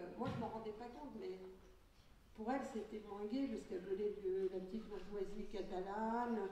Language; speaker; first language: French; early bilingual, other home language; Catalan